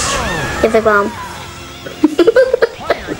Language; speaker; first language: Polish; early bilingual, heritage; Polish